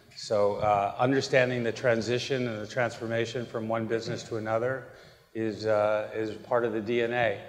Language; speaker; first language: English; native; English